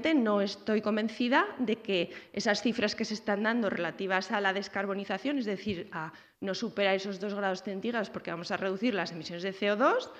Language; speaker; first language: Spanish; native; Spanish